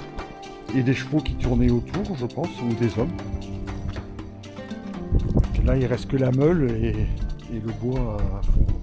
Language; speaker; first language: French; native; French